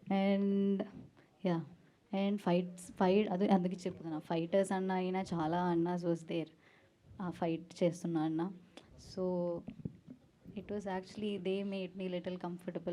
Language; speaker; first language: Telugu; non-native, learner; Malayalam